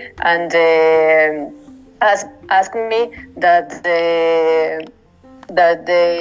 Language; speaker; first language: English; non-native, learner; Spanish